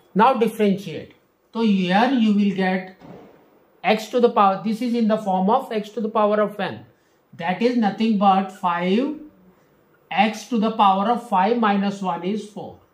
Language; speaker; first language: English; non-native, local second language; Hindi